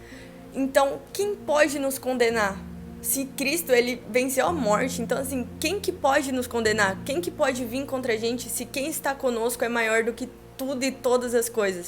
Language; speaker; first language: Portuguese; native; Portuguese